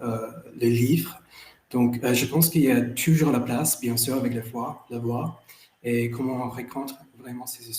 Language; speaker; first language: French; non-native, fluent; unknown